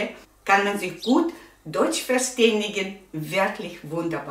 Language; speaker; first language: German; non-native, fluent; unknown